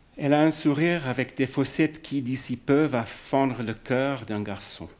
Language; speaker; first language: French; non-native, fluent; English